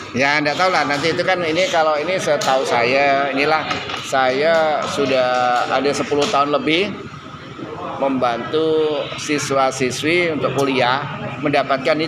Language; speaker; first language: Indonesian; native; Indonesian